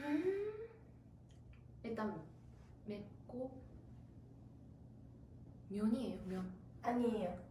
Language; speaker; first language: Korean; non-native, learner; Japanese